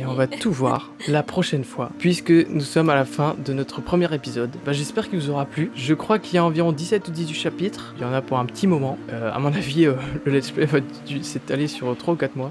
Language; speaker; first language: French; native; French